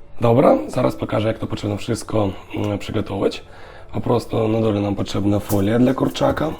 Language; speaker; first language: Polish; non-native, learner; Russian